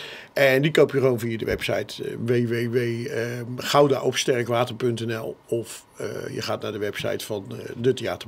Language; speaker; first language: Dutch; native; Dutch